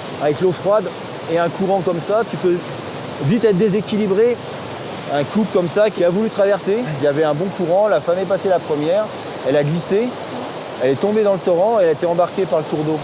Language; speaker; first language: French; native; French